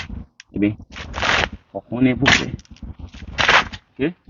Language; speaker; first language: French; non-native, learner; Haitian Creole